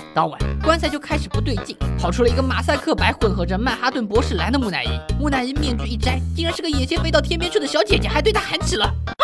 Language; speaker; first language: Chinese; native; Chinese